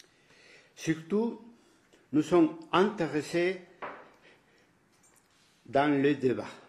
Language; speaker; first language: French; non-native, fluent; Spanish